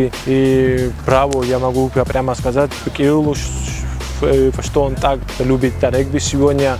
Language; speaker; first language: Russian; non-native, fluent; Georgian